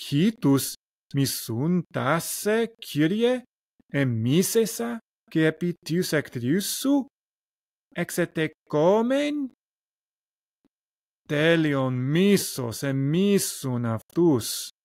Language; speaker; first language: Greek; non-native, learner; English